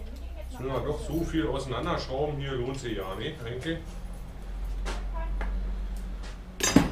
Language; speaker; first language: German; native; German